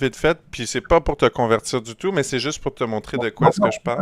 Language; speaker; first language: French; native; French